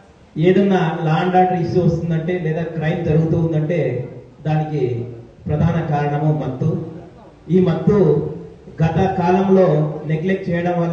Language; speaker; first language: Telugu; native; Telugu